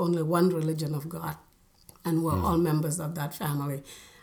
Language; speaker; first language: English; non-native, local second language; Wolof